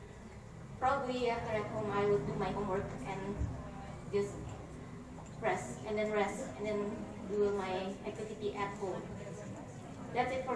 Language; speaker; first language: English; non-native, learner; Indonesian